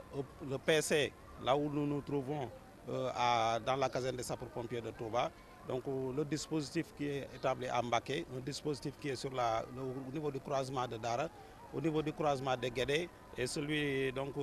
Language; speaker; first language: French; non-native, local second language; Wolof